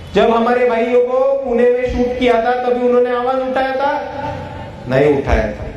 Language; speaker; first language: Hindi; non-native, local second language; Marathi